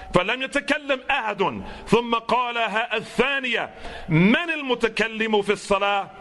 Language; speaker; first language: Arabic; non-native, fluent; English